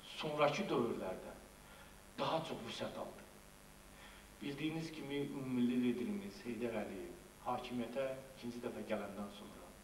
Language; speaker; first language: Azerbaijani; native; Azerbaijani